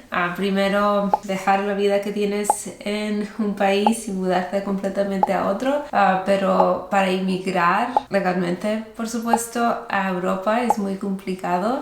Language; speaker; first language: Spanish; early bilingual, heritage; Spanish